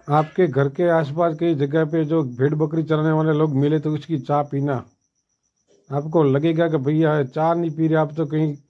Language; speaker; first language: Hindi; non-native, local second language; Gujarati